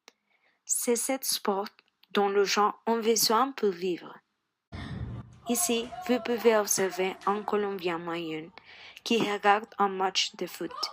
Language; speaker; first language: French; non-native, learner; Spanish